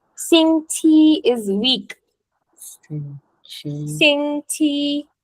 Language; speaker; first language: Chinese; non-native, fluent; Hindi